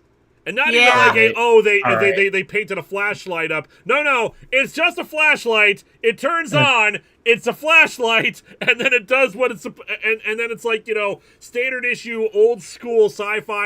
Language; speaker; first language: English; native; English